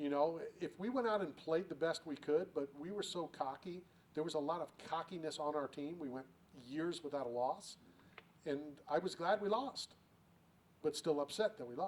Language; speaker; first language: English; native; English